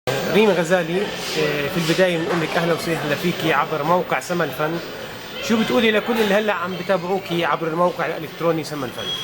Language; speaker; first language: Arabic; native; Arabic